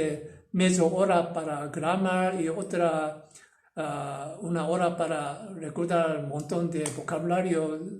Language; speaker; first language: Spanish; non-native, learner; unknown